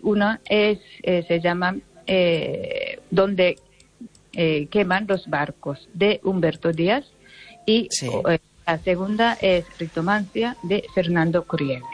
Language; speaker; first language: Spanish; non-native, learner; Japanese